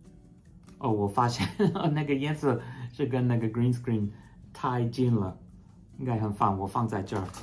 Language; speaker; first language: Chinese; non-native, fluent; English